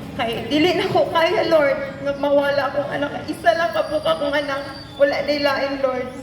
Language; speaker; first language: Cebuano; native; Cebuano